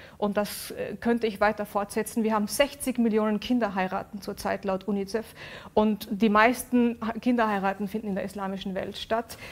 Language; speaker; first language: German; early bilingual, other home language; Urdu